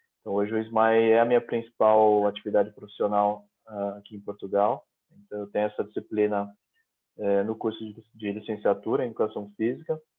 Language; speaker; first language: Portuguese; native; Portuguese